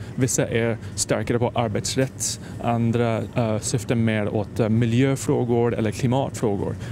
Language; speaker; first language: Swedish; non-native, fluent; English